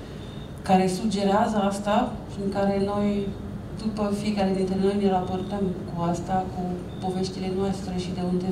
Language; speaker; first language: Romanian; non-native, fluent; French